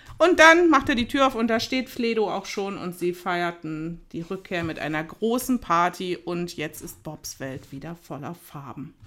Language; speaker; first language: German; native; German